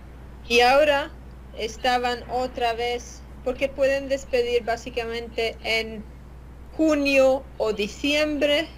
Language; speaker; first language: Spanish; non-native, fluent; Latvian